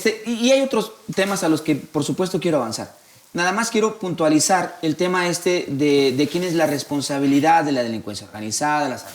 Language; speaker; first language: Spanish; native; Spanish